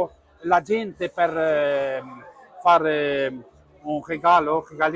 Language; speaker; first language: Italian; non-native, learner; Portuguese